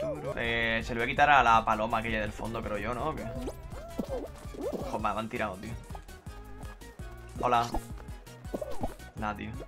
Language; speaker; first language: Spanish; native; Spanish